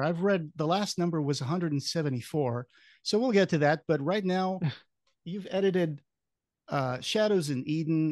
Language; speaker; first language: English; non-native, fluent; Portuguese